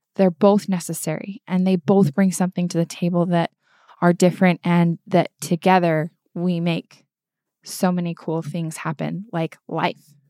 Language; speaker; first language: English; native; English